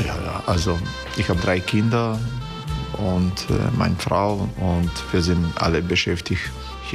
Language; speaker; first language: German; non-native, learner; Croatian